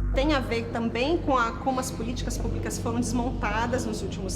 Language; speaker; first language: Portuguese; native; Portuguese